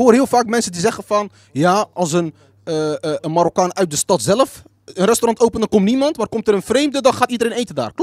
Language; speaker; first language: Dutch; early bilingual, other home language; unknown